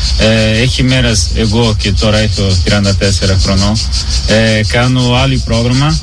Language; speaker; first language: Greek; non-native, learner; Portuguese